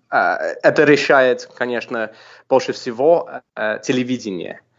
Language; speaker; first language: Russian; non-native, fluent; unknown